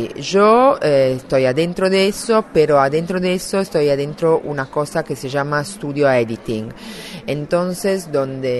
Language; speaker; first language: Spanish; non-native, fluent; Italian